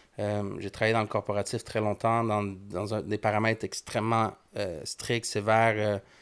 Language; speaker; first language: French; early bilingual, other home language; Spanish